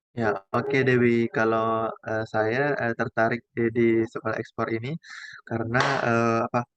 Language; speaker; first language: Indonesian; native; Indonesian